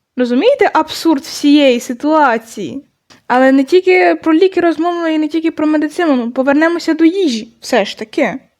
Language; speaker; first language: Ukrainian; non-native, local second language; Russian